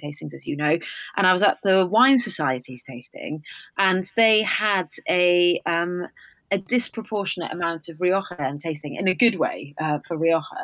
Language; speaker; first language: English; native; English